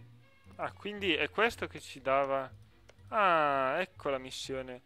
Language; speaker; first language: Italian; native; Italian